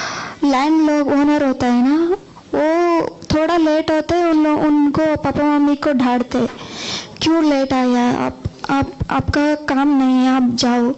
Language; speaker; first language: Hindi; non-native, local second language; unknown